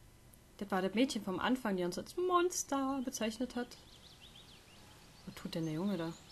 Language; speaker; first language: German; native; German